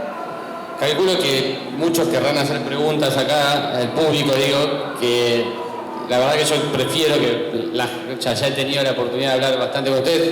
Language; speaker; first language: Spanish; native; Spanish